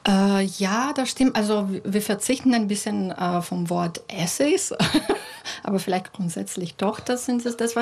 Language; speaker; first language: German; non-native, fluent; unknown